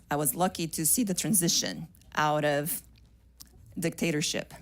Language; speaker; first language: English; non-native, fluent; Portuguese